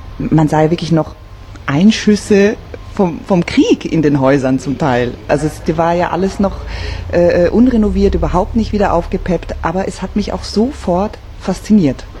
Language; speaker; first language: German; non-native, local second language; Romansh